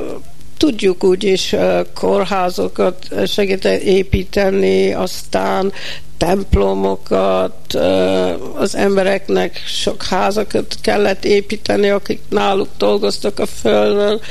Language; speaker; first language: Hungarian; early bilingual, heritage; Hungarian